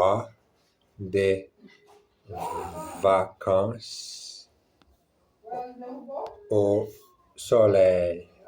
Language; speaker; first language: French; non-native, learner; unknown